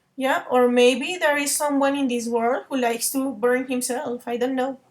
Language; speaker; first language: English; non-native, fluent; Spanish